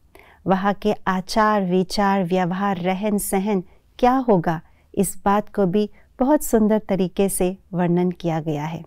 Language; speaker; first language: Hindi; native; Hindi